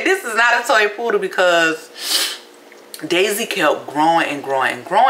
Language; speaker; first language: English; native; English